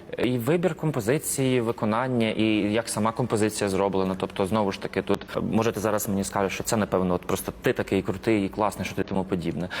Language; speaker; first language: Ukrainian; native; Ukrainian